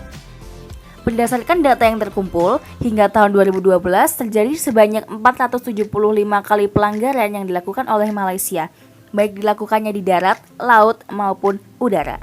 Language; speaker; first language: Indonesian; native; Indonesian